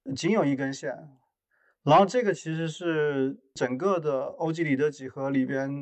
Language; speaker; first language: Chinese; native; Chinese